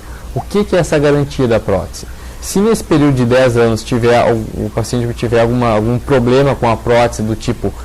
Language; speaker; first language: Portuguese; native; Portuguese